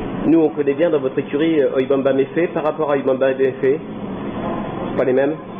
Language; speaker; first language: French; non-native, learner; Italian